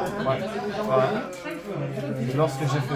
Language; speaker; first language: French; native; French